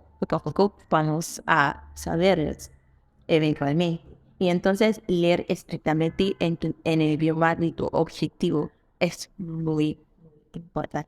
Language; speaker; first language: Spanish; non-native, fluent; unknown